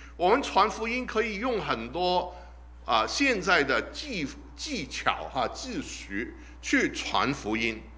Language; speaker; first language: Chinese; non-native, local second language; Cantonese